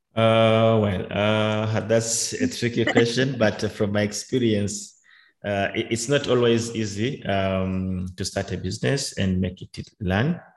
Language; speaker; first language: English; non-native, local second language; Kinyarwanda